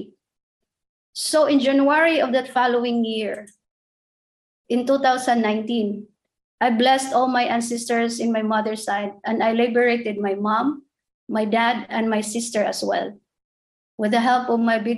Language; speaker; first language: English; non-native, local second language; Cebuano